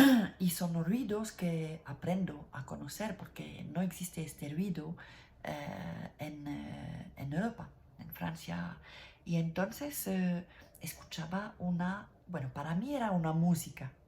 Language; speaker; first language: Spanish; non-native, learner; French